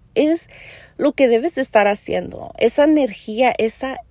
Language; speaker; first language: Spanish; early bilingual, heritage; Spanish